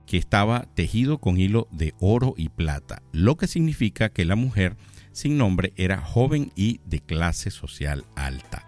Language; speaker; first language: Spanish; native; Spanish